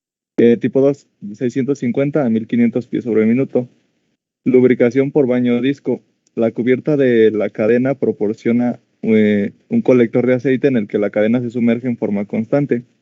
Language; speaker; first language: Spanish; native; Spanish